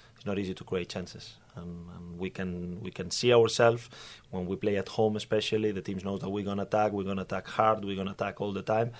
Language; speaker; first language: English; non-native, fluent; Spanish